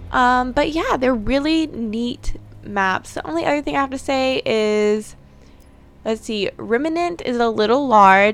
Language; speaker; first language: English; native; English